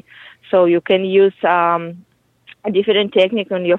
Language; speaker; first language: English; non-native, fluent; Russian